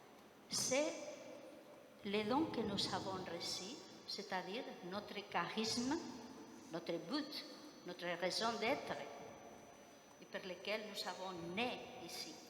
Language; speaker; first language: French; non-native, fluent; Spanish